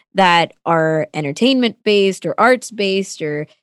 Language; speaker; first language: English; non-native, fluent; Tamil